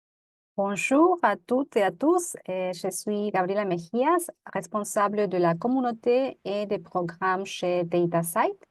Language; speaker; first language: French; non-native, fluent; Spanish